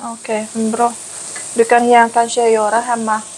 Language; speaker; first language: Swedish; non-native, learner; Filipino